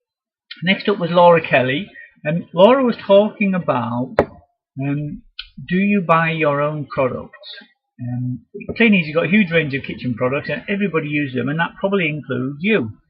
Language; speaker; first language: English; native; English